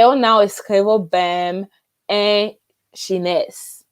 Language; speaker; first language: Portuguese; non-native, learner; English